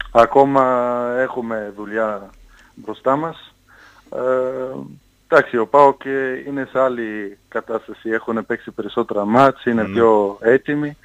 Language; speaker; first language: Greek; non-native, fluent; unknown